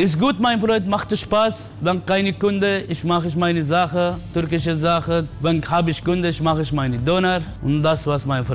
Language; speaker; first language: German; non-native, learner; Turkish